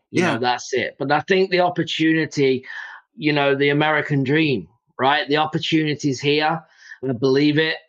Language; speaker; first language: English; native; English